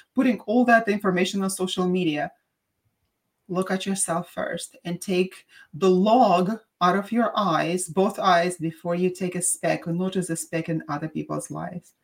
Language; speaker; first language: English; non-native, fluent; Russian